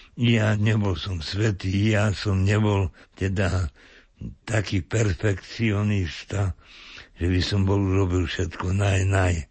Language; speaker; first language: Slovak; native; Slovak